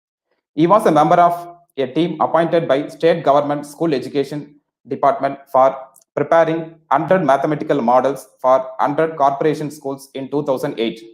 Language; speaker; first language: English; non-native, local second language; Tamil